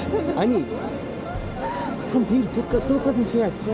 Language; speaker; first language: Korean; non-native, fluent; English